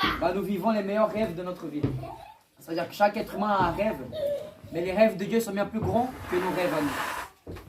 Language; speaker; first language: French; early bilingual, other home language; Portuguese